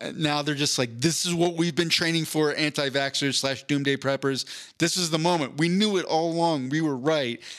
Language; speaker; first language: English; native; English